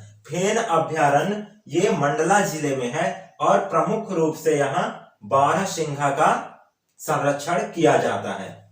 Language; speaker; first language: Hindi; native; Hindi